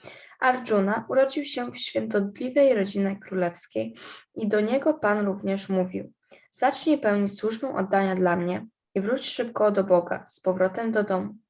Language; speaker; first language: Polish; native; Polish